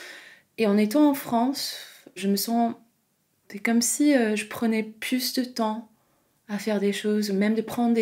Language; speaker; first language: French; non-native, fluent; English